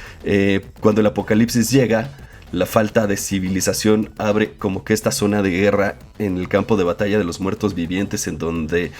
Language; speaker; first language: Spanish; native; Spanish